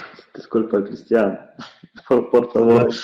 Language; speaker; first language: Spanish; non-native, fluent; Russian